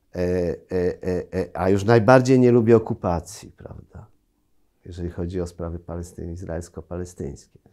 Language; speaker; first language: Polish; native; Polish